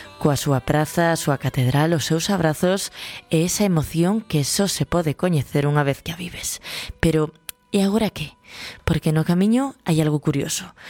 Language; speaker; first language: Galician; native; Galician